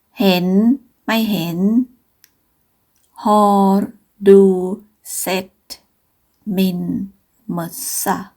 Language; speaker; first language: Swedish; non-native, fluent; Thai